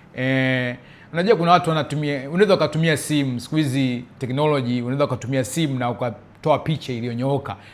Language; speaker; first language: Swahili; early bilingual, heritage; Swahili